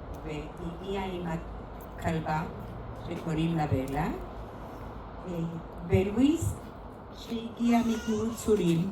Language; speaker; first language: Hebrew; non-native, fluent; Spanish